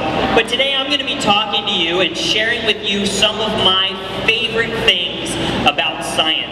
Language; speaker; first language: English; native; English